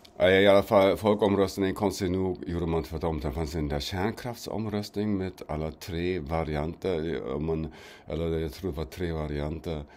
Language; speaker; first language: Swedish; non-native, fluent; German